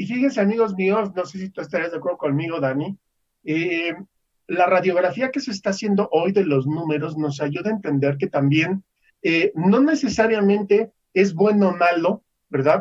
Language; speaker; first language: Spanish; native; Spanish